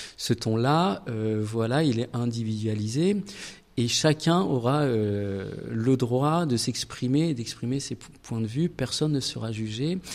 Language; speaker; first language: French; native; French